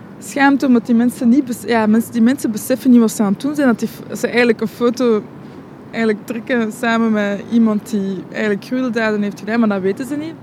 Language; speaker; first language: Dutch; non-native, local second language; French